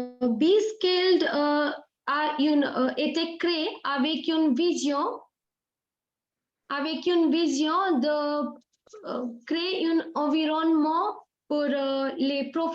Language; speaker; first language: French; non-native, fluent; Hindi